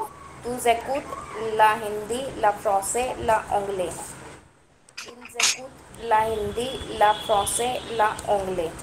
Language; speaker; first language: French; non-native, learner; Hindi